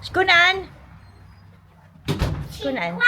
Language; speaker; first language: Dutch; non-native, learner; Filipino